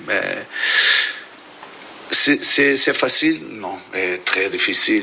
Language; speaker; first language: French; non-native, learner; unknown